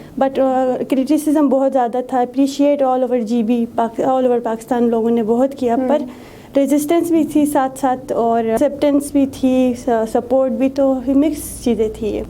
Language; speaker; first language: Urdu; non-native, local second language; Shina